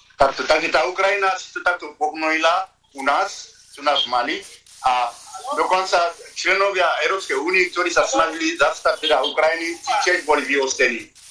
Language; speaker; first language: Slovak; non-native, fluent; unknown